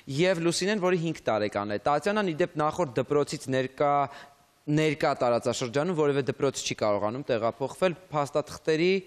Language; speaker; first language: Armenian; native; Armenian